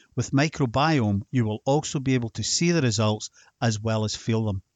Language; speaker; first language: English; native; English